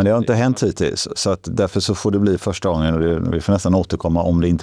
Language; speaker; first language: Swedish; native; Swedish